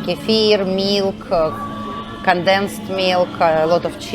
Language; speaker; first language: English; non-native, learner; Russian